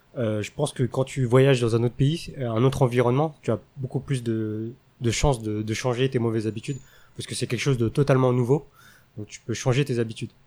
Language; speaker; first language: French; early bilingual, other home language; Min Nan Chinese